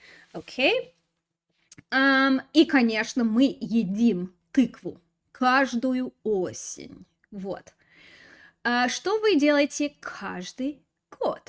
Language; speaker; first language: Russian; non-native, fluent; English